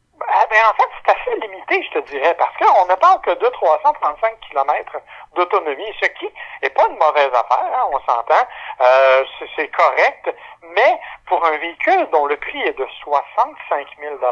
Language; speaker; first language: French; native; French